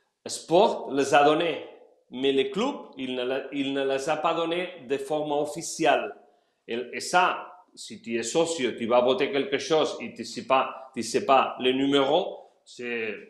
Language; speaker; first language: French; non-native, fluent; Spanish